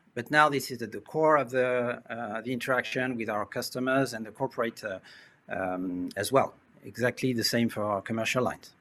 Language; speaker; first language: English; non-native, fluent; French